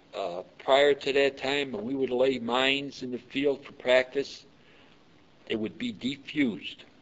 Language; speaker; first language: English; early bilingual, other home language; Yiddish